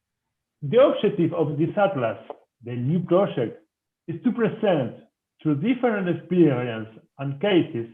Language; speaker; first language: English; non-native, fluent; Spanish